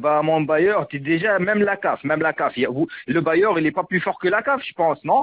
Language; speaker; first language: French; non-native, local second language; Arabic